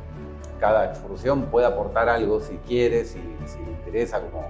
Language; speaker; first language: Spanish; native; Spanish